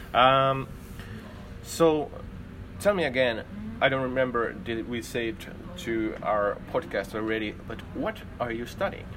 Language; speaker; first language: English; non-native, fluent; Finnish